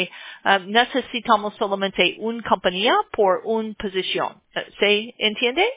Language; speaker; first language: Spanish; non-native, learner; English